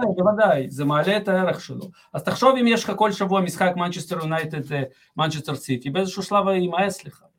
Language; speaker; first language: Hebrew; early bilingual, other home language; Russian